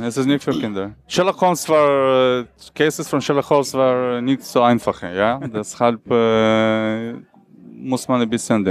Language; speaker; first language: German; non-native, learner; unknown